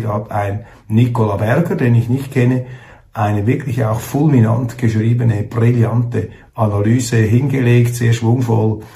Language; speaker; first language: German; native; German